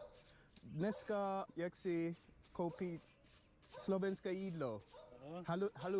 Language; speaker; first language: Czech; non-native, learner; English